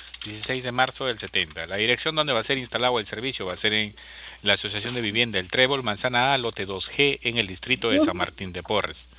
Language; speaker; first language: Spanish; native; Spanish